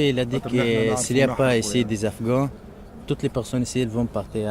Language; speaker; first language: French; non-native, learner; Arabic